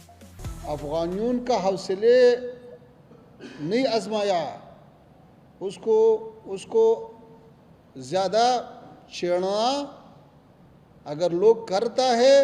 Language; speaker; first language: Hindi; non-native, fluent; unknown